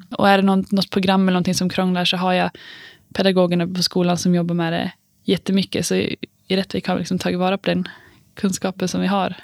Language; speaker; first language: Swedish; native; Swedish